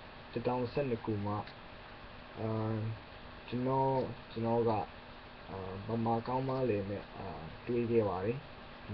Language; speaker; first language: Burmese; non-native, learner; English